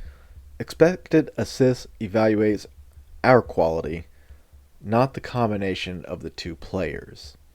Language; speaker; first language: English; native; English